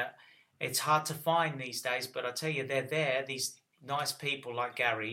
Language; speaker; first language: English; native; English